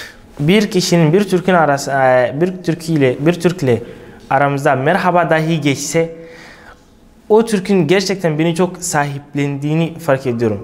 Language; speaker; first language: Turkish; non-native, fluent; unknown